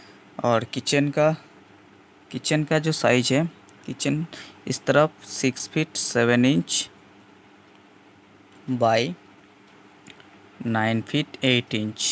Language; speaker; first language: Hindi; non-native, local second language; Bangla